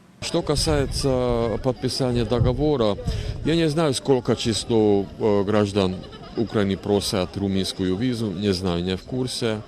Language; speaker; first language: Russian; non-native, learner; Hungarian